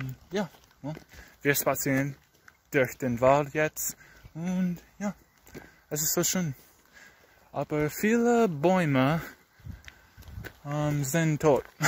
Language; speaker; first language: German; non-native, learner; English